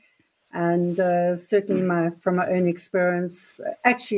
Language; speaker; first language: English; native; English